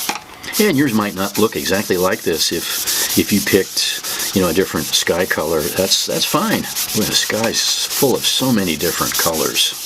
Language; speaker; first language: English; native; English